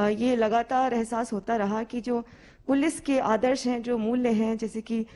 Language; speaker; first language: Hindi; native; Hindi